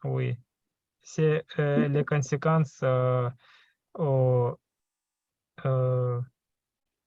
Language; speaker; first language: French; non-native, learner; Russian